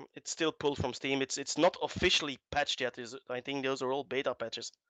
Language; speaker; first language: English; non-native, fluent; Dutch